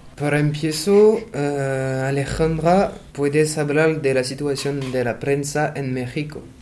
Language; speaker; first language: Spanish; non-native, learner; French